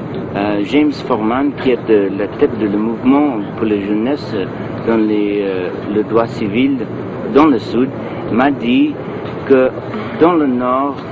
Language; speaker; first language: French; non-native, learner; English